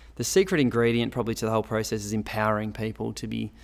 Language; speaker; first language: English; native; English